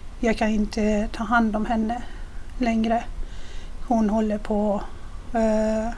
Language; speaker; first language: Swedish; non-native, fluent; Persian